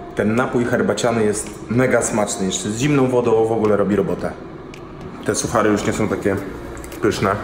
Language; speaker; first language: Polish; native; Polish